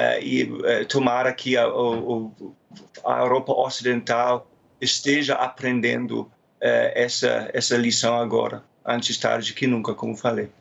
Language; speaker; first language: Portuguese; non-native, fluent; German